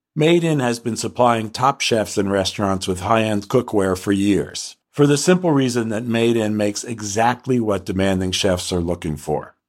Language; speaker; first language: English; native; English